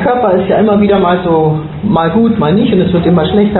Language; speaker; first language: German; native; German